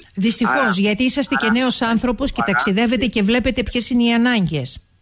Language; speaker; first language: Greek; native; Greek